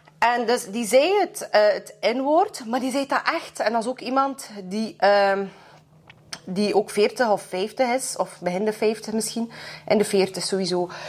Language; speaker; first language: Dutch; early bilingual, other home language; Russian